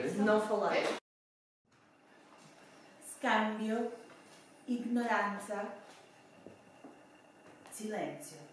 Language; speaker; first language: Italian; non-native, learner; Swedish